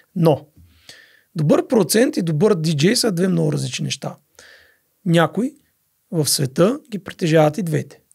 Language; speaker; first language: Bulgarian; native; Bulgarian